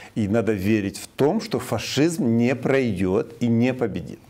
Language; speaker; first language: Russian; non-native, local second language; Romanian